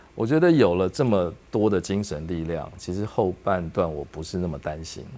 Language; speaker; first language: Chinese; native; Chinese